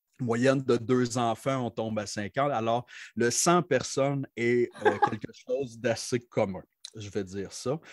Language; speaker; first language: French; native; French